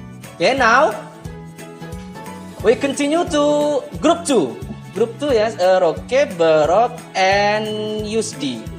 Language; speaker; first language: English; non-native, learner; Indonesian